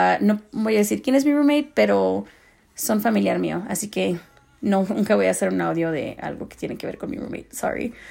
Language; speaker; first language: Spanish; early bilingual, heritage; Spanish